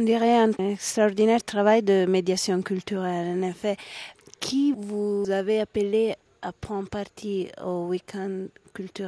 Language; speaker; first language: French; non-native, fluent; Italian